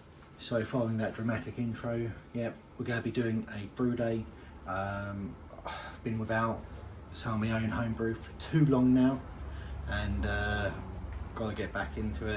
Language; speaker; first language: English; native; English